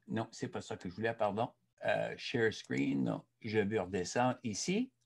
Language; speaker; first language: French; native; French